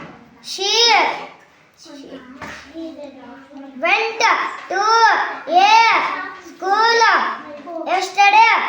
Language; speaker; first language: English; non-native, learner; Telugu